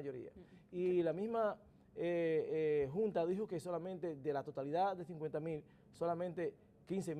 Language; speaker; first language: Spanish; native; Spanish